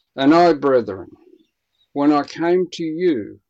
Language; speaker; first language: English; native; English